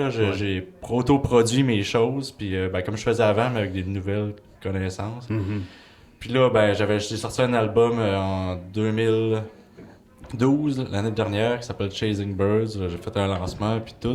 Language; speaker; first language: French; native; French